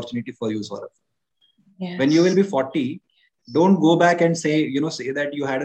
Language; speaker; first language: English; non-native, local second language; Hindi